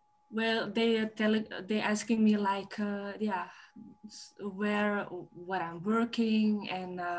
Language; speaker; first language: English; non-native, learner; Dutch